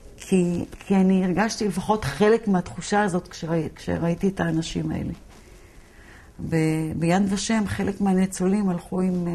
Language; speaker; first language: Hebrew; early bilingual, other home language; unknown